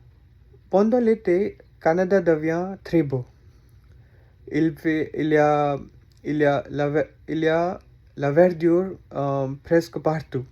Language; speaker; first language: French; non-native, learner; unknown